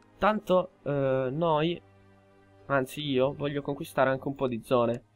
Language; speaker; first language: Italian; early bilingual, heritage; Italian